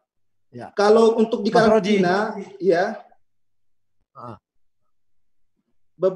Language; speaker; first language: Indonesian; native; Indonesian